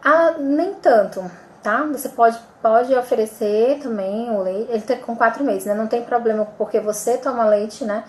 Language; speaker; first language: Portuguese; native; Portuguese